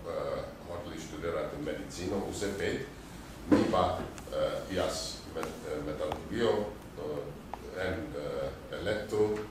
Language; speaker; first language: Slovenian; non-native, fluent; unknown